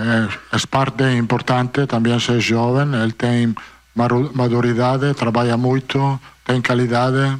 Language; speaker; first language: Portuguese; non-native, learner; Italian